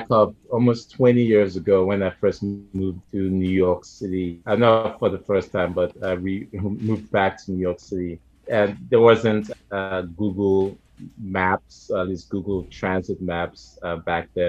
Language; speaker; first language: English; non-native, local second language; Igbo